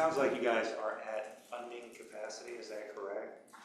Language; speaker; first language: English; native; English